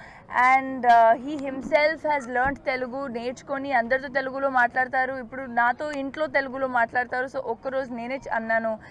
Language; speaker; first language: Telugu; non-native, fluent; Punjabi